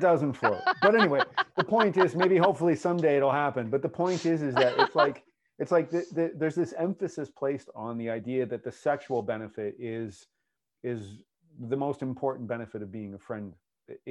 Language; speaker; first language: English; native; English